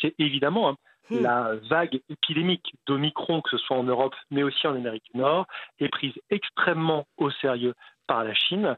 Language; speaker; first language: French; native; French